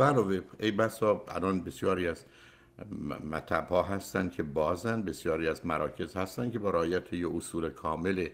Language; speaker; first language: Persian; native; Persian